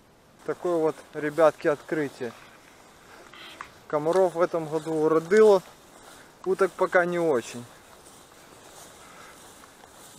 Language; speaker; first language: Russian; native; Russian